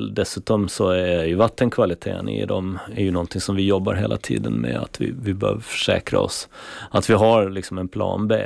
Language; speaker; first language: Swedish; native; Swedish